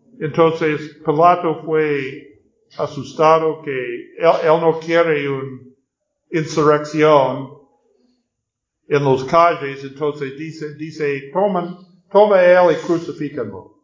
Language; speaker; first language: Spanish; non-native, learner; English